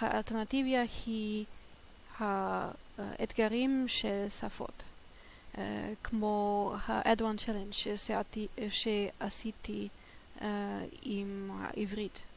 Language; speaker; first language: Hebrew; non-native, learner; German